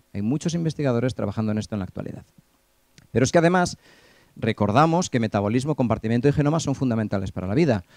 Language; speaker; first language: Spanish; native; Spanish